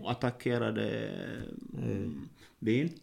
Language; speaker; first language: Swedish; non-native, fluent; Arabic